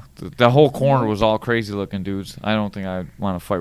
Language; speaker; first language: English; native; English